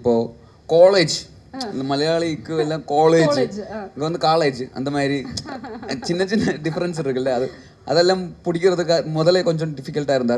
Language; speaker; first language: Tamil; non-native, learner; Malayalam